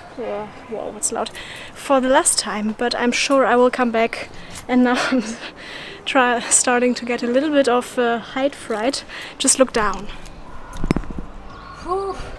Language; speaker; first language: English; non-native, fluent; German